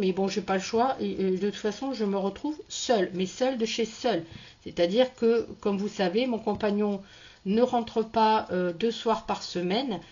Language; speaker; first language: French; native; French